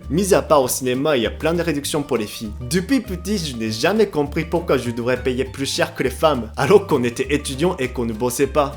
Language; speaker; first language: French; non-native, fluent; Japanese